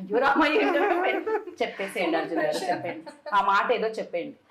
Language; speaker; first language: Telugu; native; Telugu